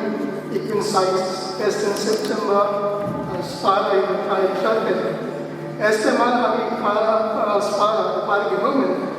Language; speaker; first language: German; non-native, learner; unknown